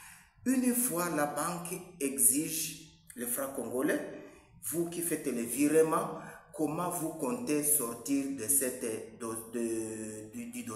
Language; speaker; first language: French; non-native, local second language; Swahili